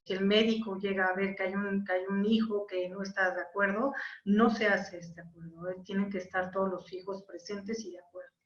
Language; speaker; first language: Spanish; native; Spanish